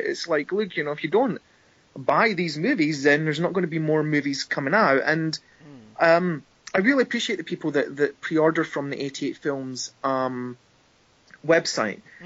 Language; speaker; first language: English; native; English